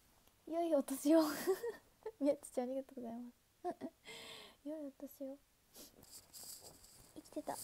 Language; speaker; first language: Japanese; native; Japanese